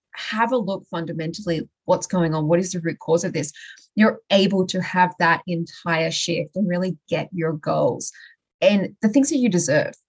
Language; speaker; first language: English; native; English